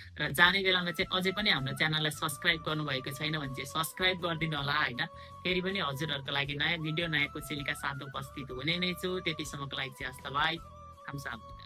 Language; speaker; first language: Nepali; native; Nepali